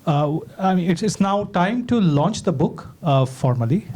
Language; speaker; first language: English; non-native, local second language; Bangla